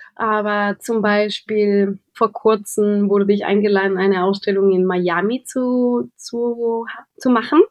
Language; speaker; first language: German; non-native, fluent; Spanish